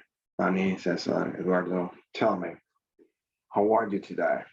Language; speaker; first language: English; non-native, fluent; Spanish